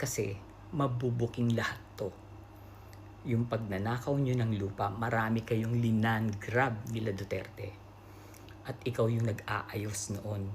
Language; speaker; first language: Filipino; native; Filipino